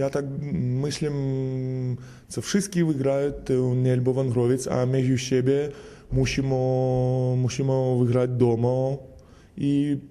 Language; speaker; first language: Polish; non-native, learner; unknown